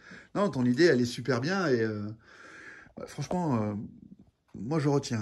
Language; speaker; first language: French; native; French